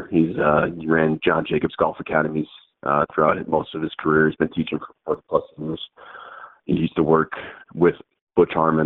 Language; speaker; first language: English; native; English